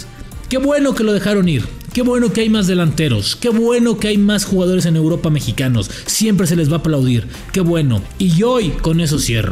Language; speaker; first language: Spanish; native; Spanish